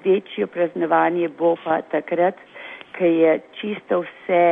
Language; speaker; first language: Slovenian; early bilingual, heritage; Slovenian